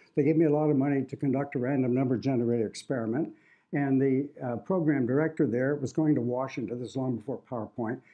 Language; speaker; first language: English; native; English